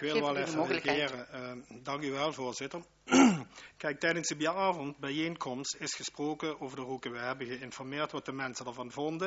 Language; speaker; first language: Dutch; native; Dutch